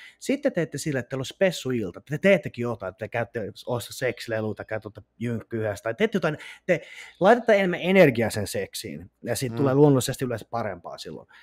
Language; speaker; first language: Finnish; native; Finnish